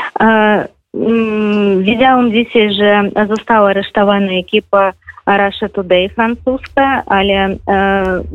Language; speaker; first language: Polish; non-native, fluent; Russian